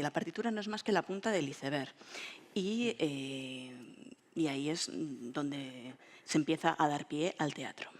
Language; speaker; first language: Spanish; native; Spanish